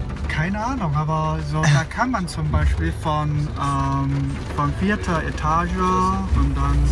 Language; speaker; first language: German; non-native, fluent; Chinese